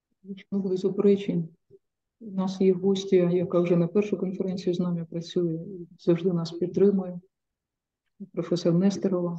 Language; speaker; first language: Ukrainian; native; Ukrainian